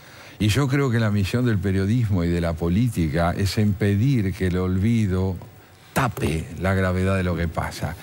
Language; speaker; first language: Spanish; native; Spanish